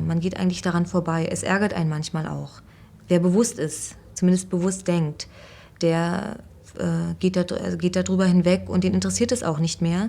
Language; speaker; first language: German; native; German